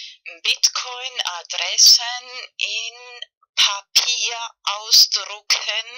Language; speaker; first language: German; non-native, fluent; Spanish